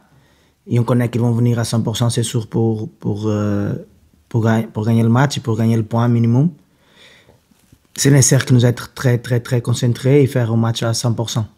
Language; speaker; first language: French; non-native, fluent; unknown